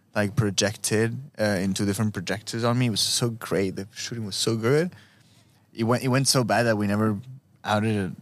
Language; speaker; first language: English; non-native, fluent; Spanish